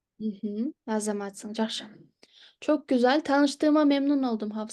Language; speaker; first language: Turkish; non-native, fluent; Kyrgyz